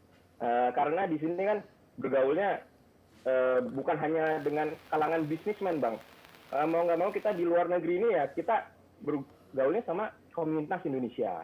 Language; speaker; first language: Indonesian; native; Indonesian